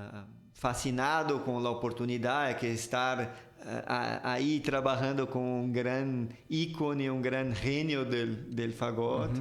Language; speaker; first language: Spanish; non-native, fluent; Portuguese